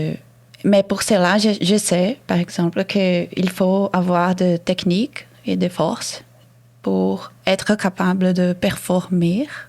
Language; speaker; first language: French; non-native, fluent; Portuguese